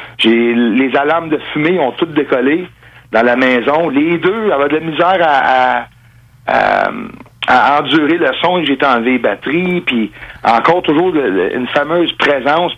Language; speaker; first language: French; non-native, local second language; English